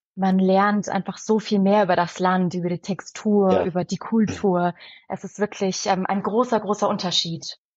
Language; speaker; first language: German; early bilingual, other home language; Persian